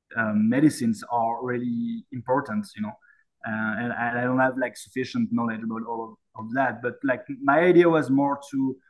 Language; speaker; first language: English; non-native, fluent; French